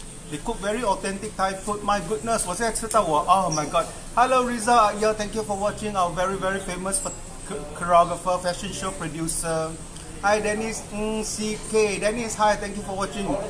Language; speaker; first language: English; non-native, local second language; Chinese